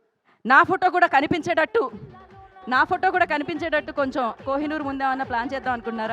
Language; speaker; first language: Telugu; native; Telugu